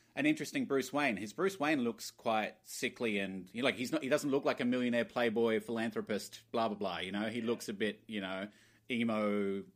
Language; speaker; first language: English; native; English